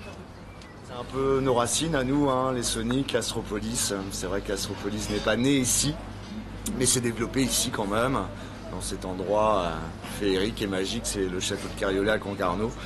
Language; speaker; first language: French; native; French